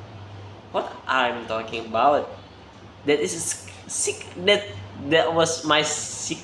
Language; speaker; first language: English; non-native, learner; Indonesian